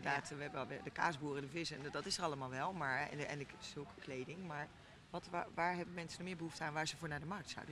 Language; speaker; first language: Dutch; native; Dutch